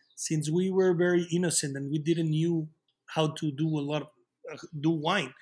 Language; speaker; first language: English; non-native, fluent; Spanish